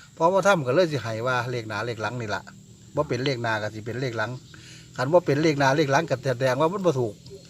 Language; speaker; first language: Thai; native; Thai